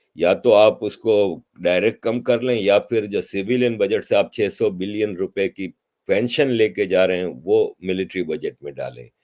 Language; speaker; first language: Urdu; native; Urdu